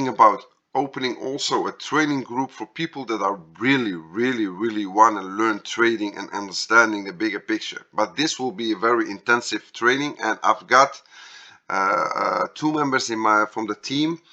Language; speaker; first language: English; non-native, fluent; Dutch